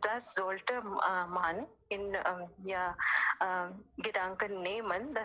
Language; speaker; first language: German; non-native, learner; Hindi